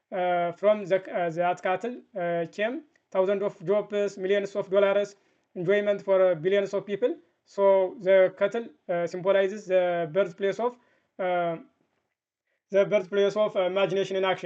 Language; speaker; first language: English; non-native, fluent; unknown